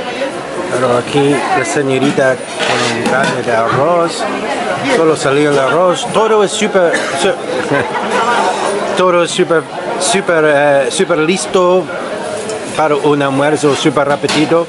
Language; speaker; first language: Spanish; non-native, learner; English